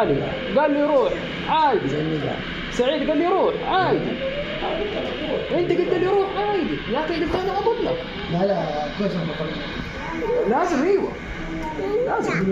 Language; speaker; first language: Arabic; non-native, learner; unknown